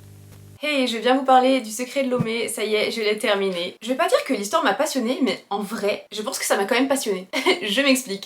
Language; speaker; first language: French; native; French